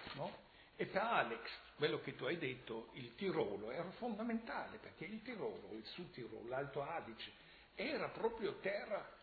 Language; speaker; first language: Italian; non-native, fluent; German